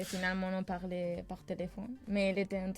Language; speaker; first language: French; non-native, fluent; Spanish